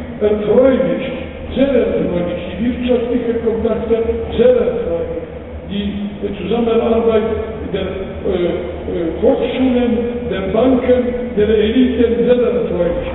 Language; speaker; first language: German; non-native, fluent; Polish